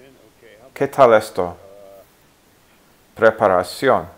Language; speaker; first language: Spanish; non-native, fluent; English